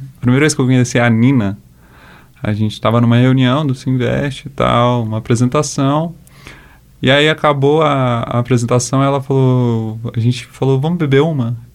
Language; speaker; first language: Portuguese; native; Portuguese